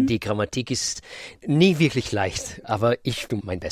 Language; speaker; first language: German; non-native, fluent; Russian